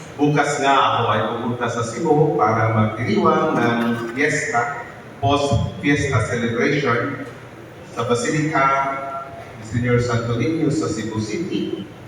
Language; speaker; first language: Filipino; non-native, local second language; Cebuano